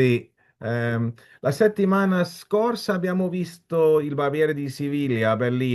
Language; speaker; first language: Italian; non-native, fluent; German